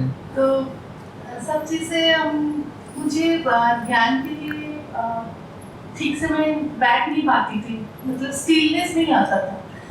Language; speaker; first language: Hindi; non-native, local second language; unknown